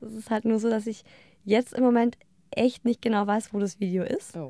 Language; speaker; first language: German; native; German